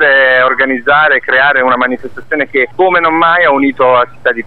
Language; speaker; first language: Italian; native; Italian